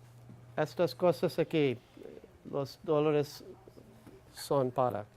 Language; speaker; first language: Spanish; non-native, learner; English